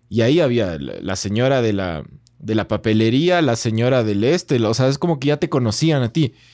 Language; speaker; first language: Spanish; native; Spanish